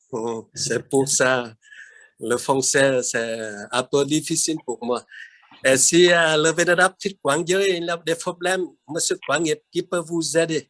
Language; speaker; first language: French; non-native, fluent; Vietnamese